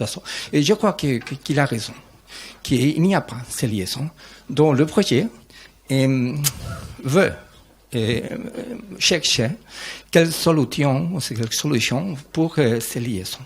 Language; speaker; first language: French; non-native, learner; Spanish